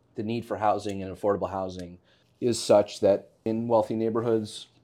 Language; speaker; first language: English; native; English